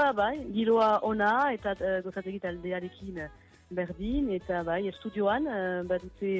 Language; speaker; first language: Basque; non-native, local second language; French